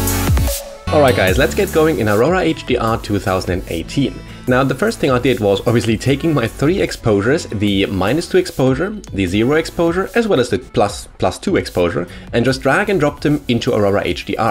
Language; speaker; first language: English; non-native, fluent; German